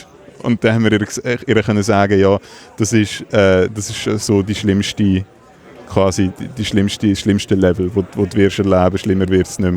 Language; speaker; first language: German; native; German